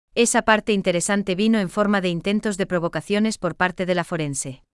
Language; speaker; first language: Spanish; non-native, fluent; German